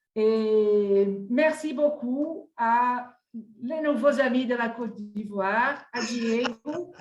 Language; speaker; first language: French; non-native, fluent; Portuguese